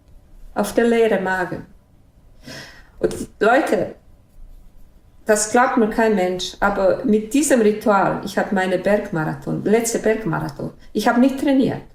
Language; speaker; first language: German; non-native, fluent; Bosnian